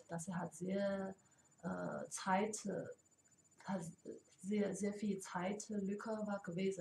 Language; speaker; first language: German; non-native, learner; Chinese